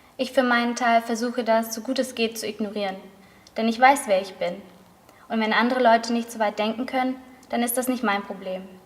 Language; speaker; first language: German; native; German